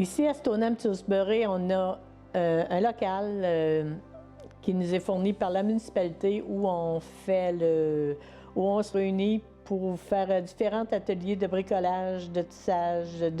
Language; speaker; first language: French; native; French